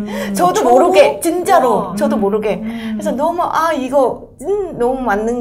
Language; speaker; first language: Korean; non-native, fluent; Vietnamese